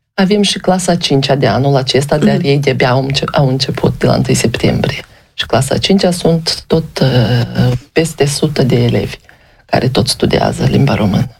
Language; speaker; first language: Romanian; native; Romanian